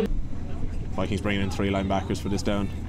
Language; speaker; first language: English; native; English